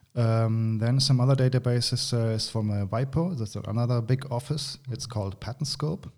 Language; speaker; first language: English; non-native, fluent; German